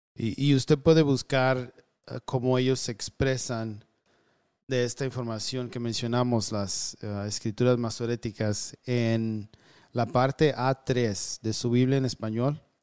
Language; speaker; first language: Spanish; early bilingual, heritage; Spanish